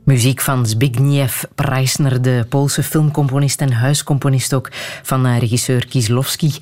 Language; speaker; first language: Dutch; native; Dutch